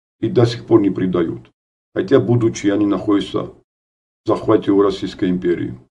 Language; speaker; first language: Russian; non-native, fluent; Georgian